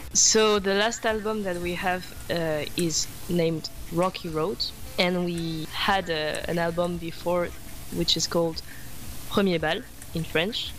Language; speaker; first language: English; non-native, fluent; French